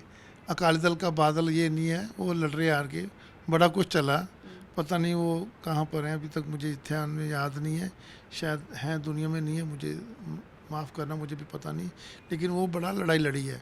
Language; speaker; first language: Hindi; non-native, local second language; Punjabi